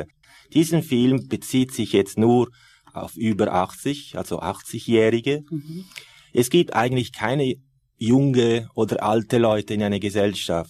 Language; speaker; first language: German; non-native, fluent; Italian